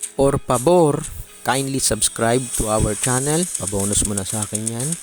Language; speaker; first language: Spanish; non-native, learner; Filipino